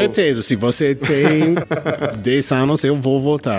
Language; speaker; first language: Portuguese; non-native, learner; English